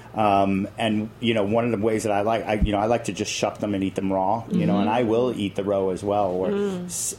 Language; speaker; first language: English; native; English